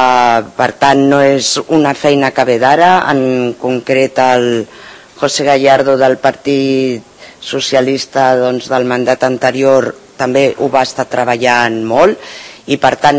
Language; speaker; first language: Catalan; native; Catalan